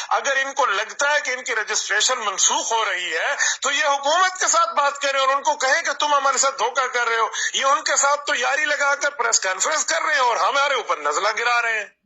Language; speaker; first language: Urdu; non-native, local second language; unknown